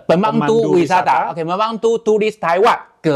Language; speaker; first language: Indonesian; non-native, learner; Chinese